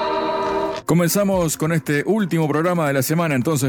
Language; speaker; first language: Spanish; native; Spanish